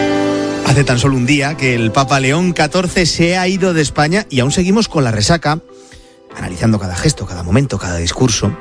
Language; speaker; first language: Spanish; native; Spanish